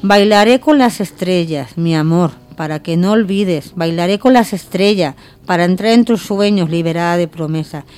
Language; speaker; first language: Spanish; non-native, local second language; Catalan